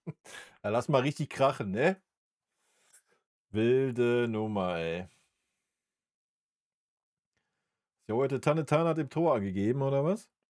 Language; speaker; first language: German; native; German